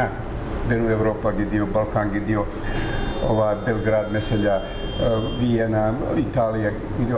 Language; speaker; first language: Turkish; non-native, learner; Bosnian